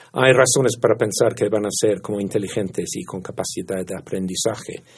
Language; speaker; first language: Spanish; non-native, fluent; English